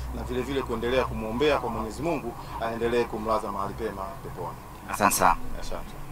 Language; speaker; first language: Swahili; native; Swahili